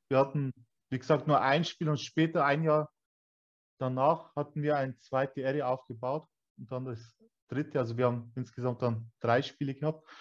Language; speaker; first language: German; early bilingual, other home language; Turkish